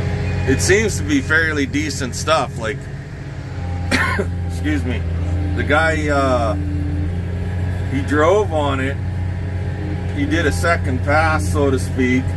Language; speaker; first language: English; native; English